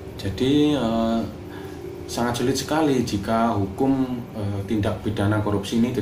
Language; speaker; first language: Indonesian; non-native, local second language; Javanese